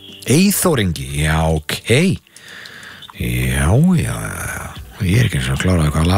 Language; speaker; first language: Icelandic; native; Icelandic